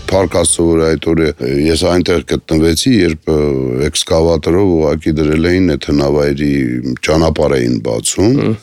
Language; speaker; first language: Armenian; native; Armenian